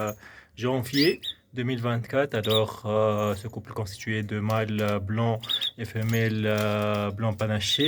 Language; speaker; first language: French; non-native, fluent; Arabic